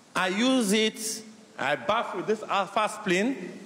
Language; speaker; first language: English; non-native, local second language; Igbo